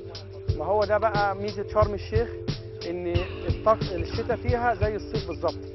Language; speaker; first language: Arabic; native; Arabic